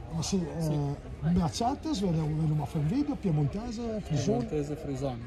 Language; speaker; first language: Italian; native; Italian